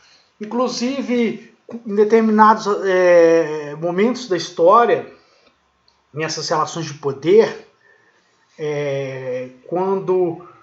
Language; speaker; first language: Portuguese; native; Portuguese